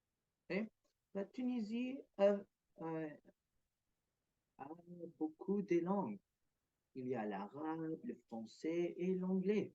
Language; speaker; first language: French; non-native, learner; Arabic